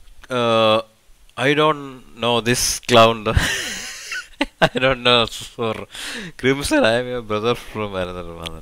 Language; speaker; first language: English; non-native, local second language; Malayalam